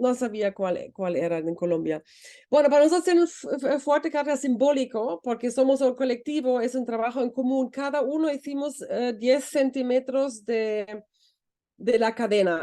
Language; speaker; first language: Spanish; non-native, fluent; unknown